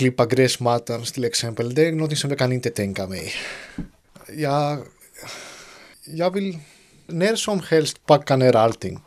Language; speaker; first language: Swedish; non-native, fluent; Greek